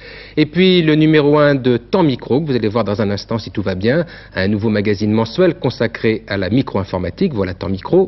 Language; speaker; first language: French; native; French